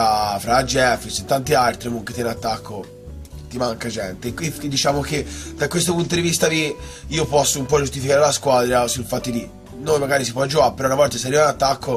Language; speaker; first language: Italian; native; Italian